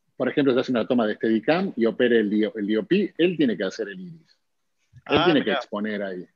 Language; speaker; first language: Spanish; native; Spanish